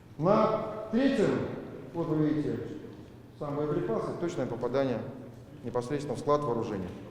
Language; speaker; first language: Russian; native; Russian